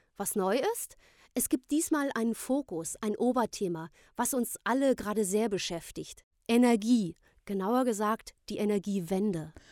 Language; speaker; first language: German; native; German